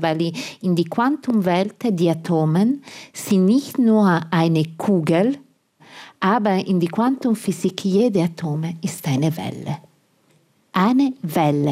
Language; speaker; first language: German; non-native, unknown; Italian